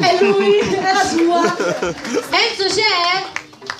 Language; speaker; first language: Italian; native; Italian